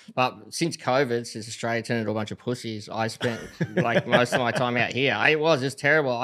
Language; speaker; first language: English; native; English